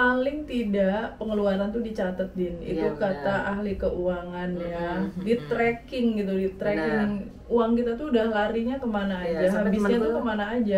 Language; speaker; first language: Indonesian; native; Indonesian